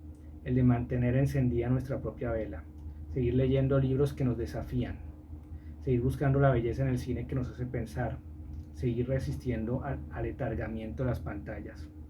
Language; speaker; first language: Spanish; native; Spanish